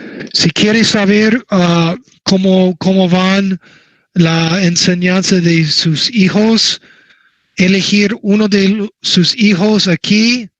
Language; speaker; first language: Spanish; non-native, learner; English